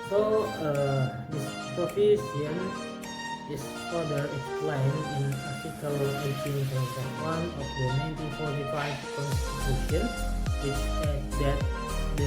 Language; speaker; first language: English; non-native, learner; Indonesian